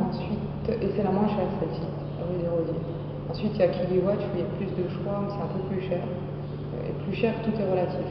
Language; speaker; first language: French; non-native, local second language; Arabic